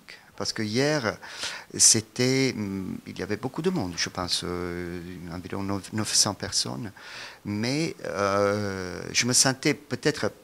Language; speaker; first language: French; non-native, fluent; Italian